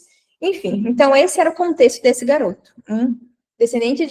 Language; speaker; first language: Portuguese; native; Portuguese